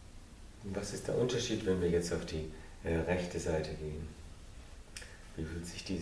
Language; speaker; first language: German; non-native, fluent; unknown